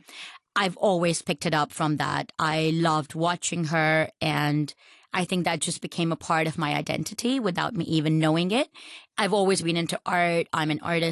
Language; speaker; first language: English; non-native, local second language; Urdu